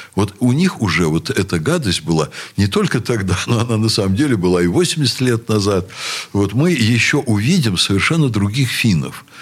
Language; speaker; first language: Russian; native; Russian